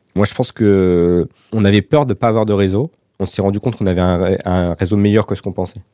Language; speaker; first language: French; native; French